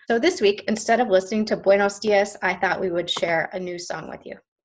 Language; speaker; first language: English; native; English